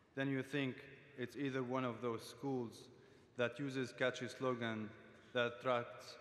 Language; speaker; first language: English; non-native, fluent; Arabic